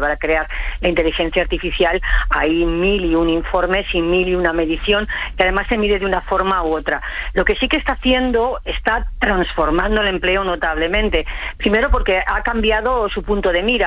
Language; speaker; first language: Spanish; native; Spanish